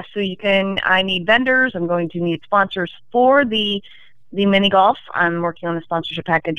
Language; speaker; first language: English; native; English